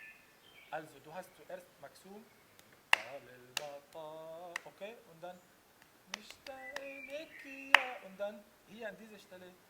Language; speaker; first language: German; non-native, learner; Arabic